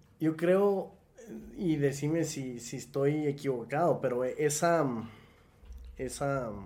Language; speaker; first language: Spanish; native; Spanish